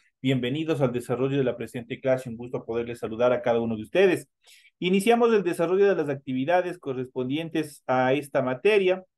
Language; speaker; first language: Spanish; native; Spanish